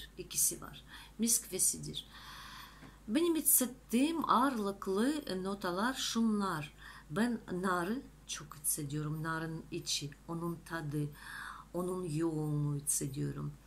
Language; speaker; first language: Turkish; non-native, fluent; Russian